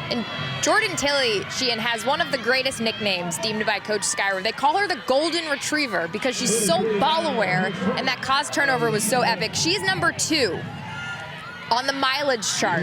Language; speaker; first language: English; native; English